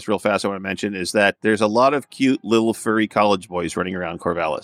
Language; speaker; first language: English; native; English